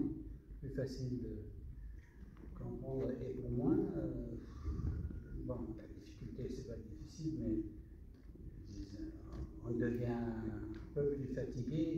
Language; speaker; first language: French; non-native, fluent; English